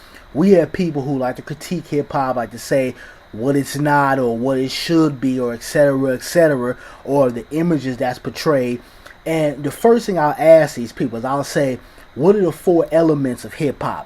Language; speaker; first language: English; native; English